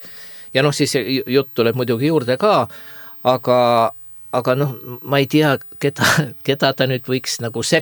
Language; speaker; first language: Estonian; native; Estonian